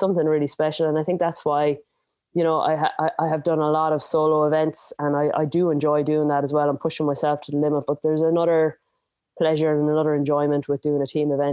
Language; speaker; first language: English; native; English